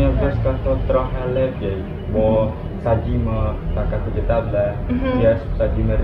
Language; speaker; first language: Polish; non-native, learner; Balinese